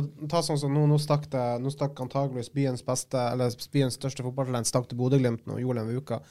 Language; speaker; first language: Norwegian; native; Norwegian